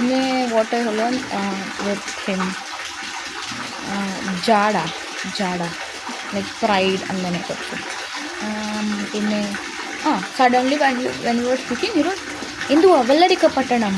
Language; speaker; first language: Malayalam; non-native, local second language; Telugu